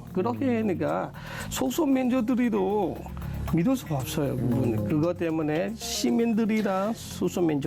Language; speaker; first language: Korean; non-native, learner; S'gaw Karen